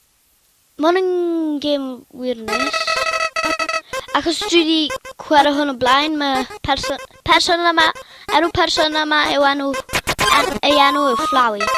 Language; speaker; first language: Welsh; non-native, local second language; English